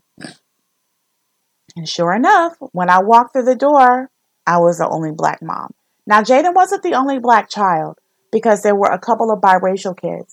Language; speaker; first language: English; native; English